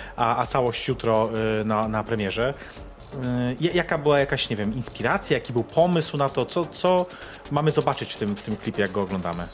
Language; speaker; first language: Polish; native; Polish